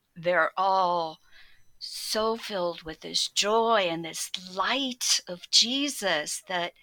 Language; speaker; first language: English; early bilingual, other home language; Polish